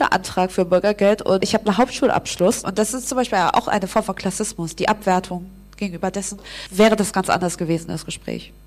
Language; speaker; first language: German; early bilingual, other home language; Vietnamese